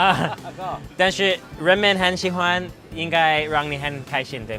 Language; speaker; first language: Chinese; non-native, learner; English